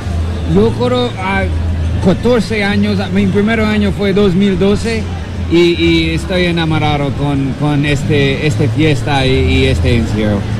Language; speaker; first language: Spanish; non-native, learner; English